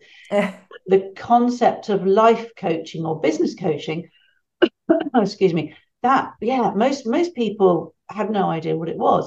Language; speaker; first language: English; native; English